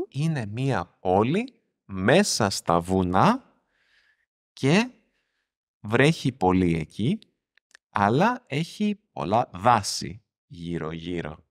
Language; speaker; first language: Greek; native; Greek